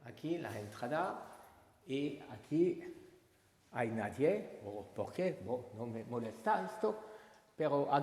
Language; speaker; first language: Spanish; non-native, learner; French